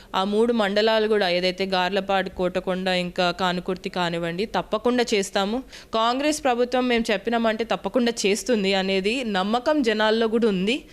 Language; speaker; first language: Telugu; native; Telugu